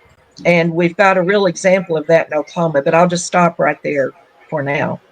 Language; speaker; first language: English; native; English